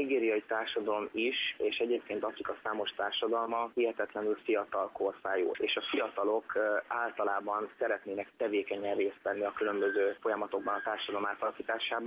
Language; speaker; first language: Hungarian; native; Hungarian